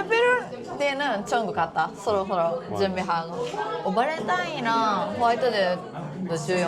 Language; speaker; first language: Korean; non-native, fluent; Japanese